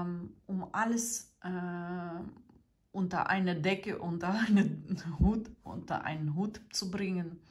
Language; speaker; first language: German; non-native, fluent; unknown